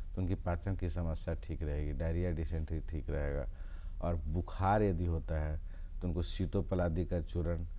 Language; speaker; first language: Hindi; native; Hindi